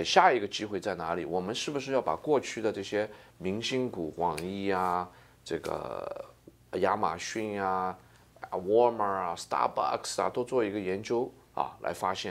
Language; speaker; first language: Chinese; native; Chinese